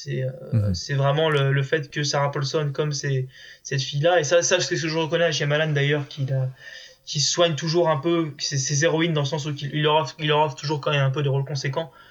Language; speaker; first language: French; native; French